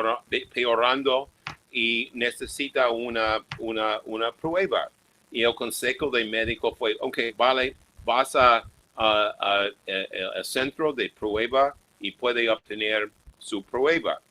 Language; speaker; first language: Spanish; non-native, fluent; English